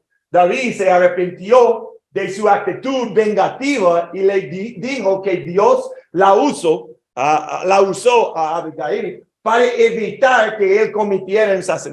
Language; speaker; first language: Spanish; non-native, fluent; English